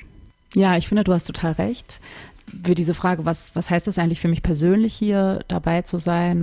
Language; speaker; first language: German; native; German